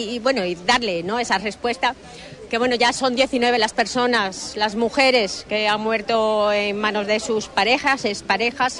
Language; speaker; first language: Spanish; native; Spanish